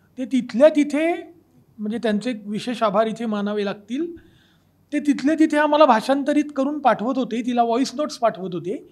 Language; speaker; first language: Marathi; native; Marathi